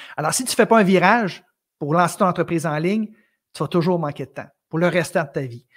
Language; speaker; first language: French; native; French